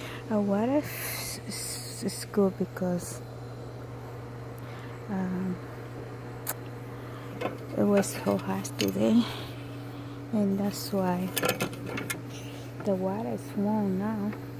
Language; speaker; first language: English; non-native, learner; Spanish